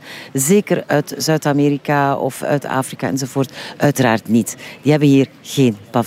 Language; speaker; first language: Dutch; native; Dutch